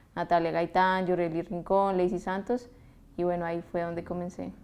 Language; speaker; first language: Spanish; native; Spanish